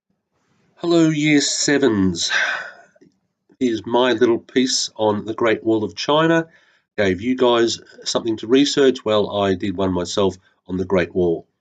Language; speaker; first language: English; native; English